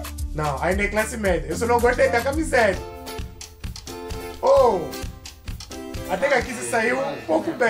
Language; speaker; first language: Portuguese; native; Portuguese